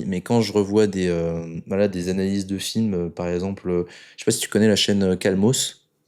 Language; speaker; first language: French; native; French